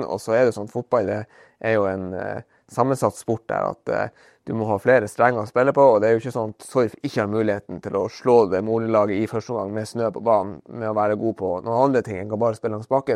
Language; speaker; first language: Norwegian; native; Norwegian